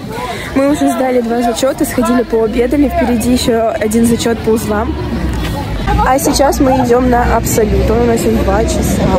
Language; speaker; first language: Russian; native; Russian